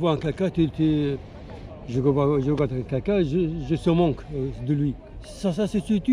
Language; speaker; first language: French; non-native, learner; Arabic